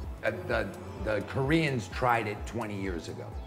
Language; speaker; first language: English; native; English